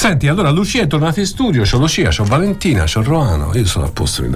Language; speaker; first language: Italian; native; Italian